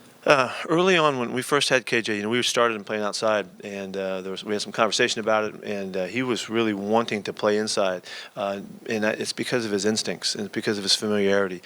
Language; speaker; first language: English; native; English